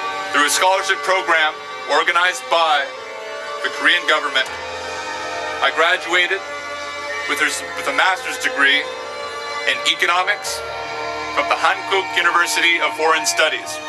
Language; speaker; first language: English; native; English